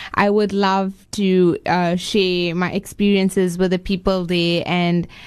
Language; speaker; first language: English; native; English